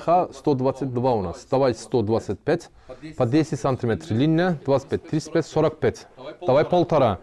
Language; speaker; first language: Russian; non-native, learner; Turkish